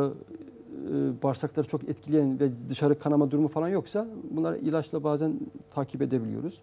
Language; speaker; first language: Turkish; native; Turkish